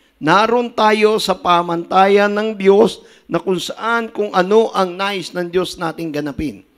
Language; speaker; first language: Filipino; native; Filipino